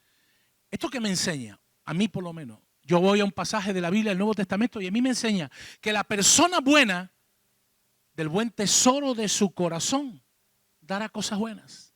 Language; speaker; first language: Spanish; native; Spanish